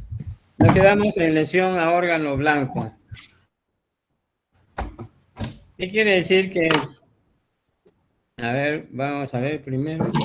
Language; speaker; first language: Spanish; native; Spanish